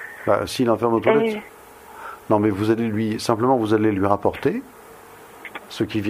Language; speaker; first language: French; native; French